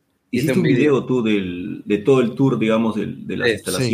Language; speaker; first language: Spanish; native; Spanish